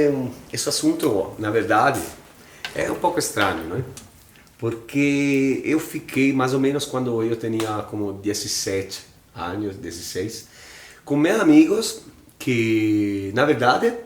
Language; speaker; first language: Portuguese; non-native, fluent; Italian